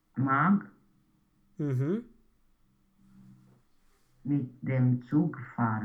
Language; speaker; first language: German; non-native, learner; Romanian